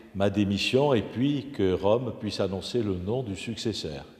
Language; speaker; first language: French; native; French